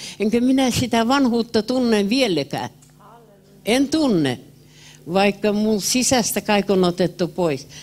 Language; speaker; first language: Finnish; early bilingual, heritage; Finnish